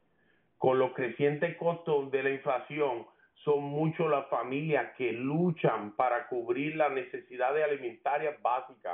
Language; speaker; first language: Spanish; early bilingual, heritage; Spanish